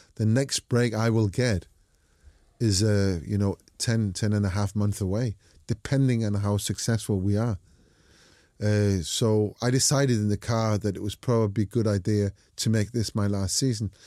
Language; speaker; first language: English; non-native, fluent; Danish